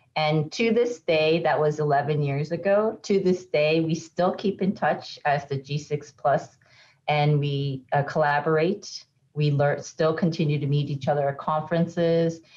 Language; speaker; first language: English; native; English